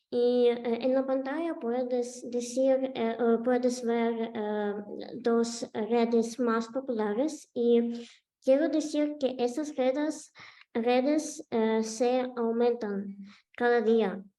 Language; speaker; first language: Spanish; non-native, fluent; Ukrainian